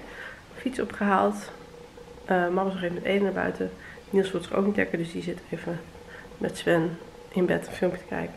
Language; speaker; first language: Dutch; native; Dutch